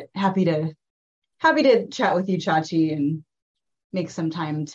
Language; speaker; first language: English; early bilingual, other home language; Filipino